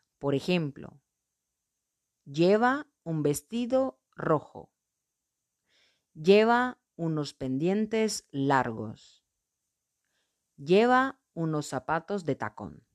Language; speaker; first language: Spanish; non-native, fluent; Portuguese